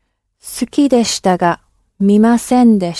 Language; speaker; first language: Japanese; non-native, learner; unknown